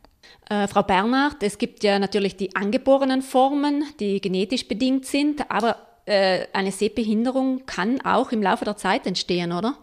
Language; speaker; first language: German; native; German